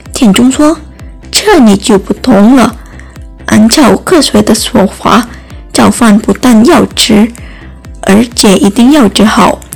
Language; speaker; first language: Chinese; non-native, learner; Indonesian